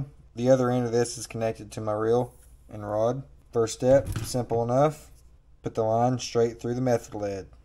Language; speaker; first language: English; native; English